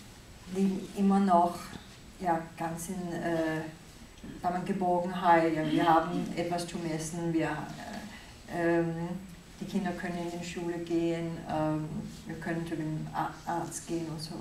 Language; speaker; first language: German; non-native, fluent; Danish